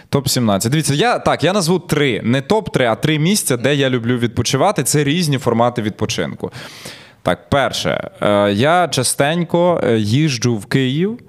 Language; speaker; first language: Ukrainian; native; Ukrainian